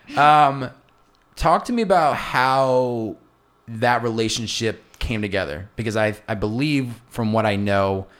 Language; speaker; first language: English; native; English